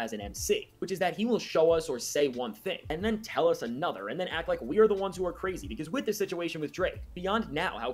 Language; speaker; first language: English; native; English